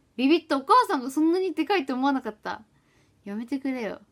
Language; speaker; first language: Japanese; native; Japanese